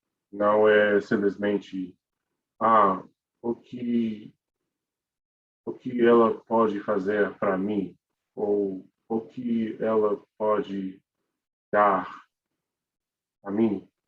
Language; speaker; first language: Portuguese; non-native, learner; English